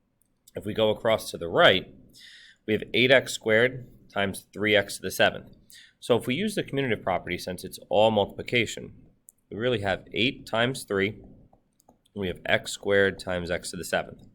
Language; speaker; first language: English; native; English